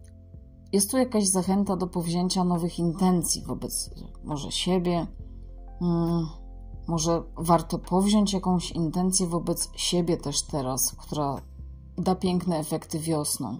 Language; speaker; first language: Polish; native; Polish